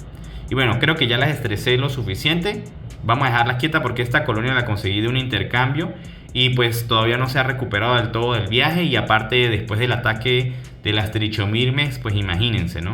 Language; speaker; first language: Spanish; native; Spanish